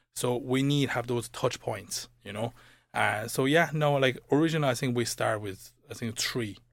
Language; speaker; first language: English; native; English